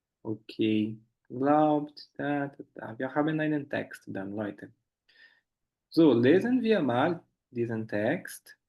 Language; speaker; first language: German; non-native, fluent; Portuguese